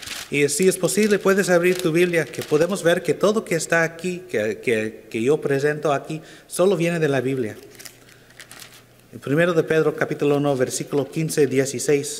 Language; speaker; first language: Spanish; non-native, fluent; English